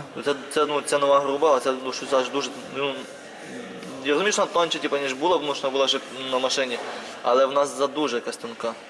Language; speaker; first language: Ukrainian; native; Ukrainian